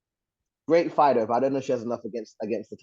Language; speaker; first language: English; native; English